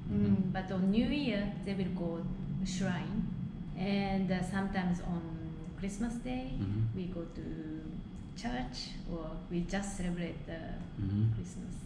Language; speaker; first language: English; non-native, fluent; Japanese